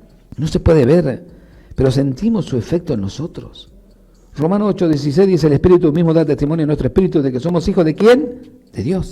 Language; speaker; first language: Spanish; native; Spanish